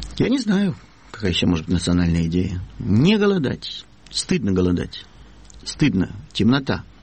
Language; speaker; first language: Russian; native; Russian